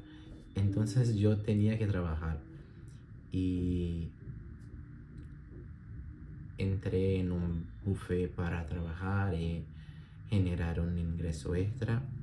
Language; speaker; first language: Spanish; non-native, learner; Portuguese